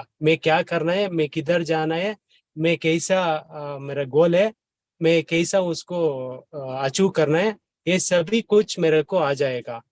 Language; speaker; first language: Hindi; non-native, learner; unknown